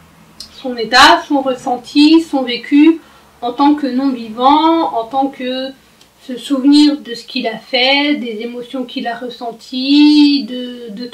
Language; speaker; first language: French; native; French